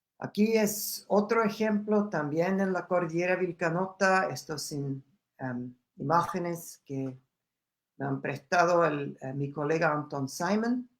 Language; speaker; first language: Spanish; non-native, fluent; German